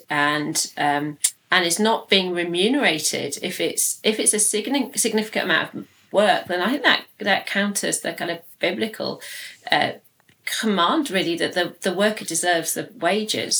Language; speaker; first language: English; native; English